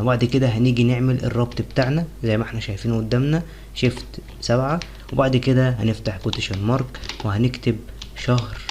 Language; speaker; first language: Arabic; native; Arabic